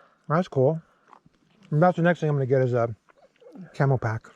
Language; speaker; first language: English; native; English